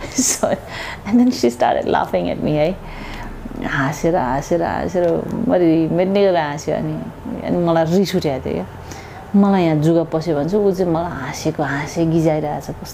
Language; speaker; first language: Nepali; non-native, local second language; Tibetan